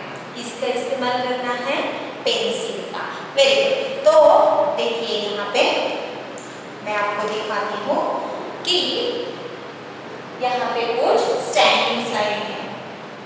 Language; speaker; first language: Hindi; native; Hindi